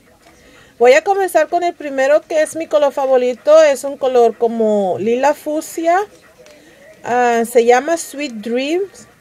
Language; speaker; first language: Spanish; early bilingual, heritage; Spanish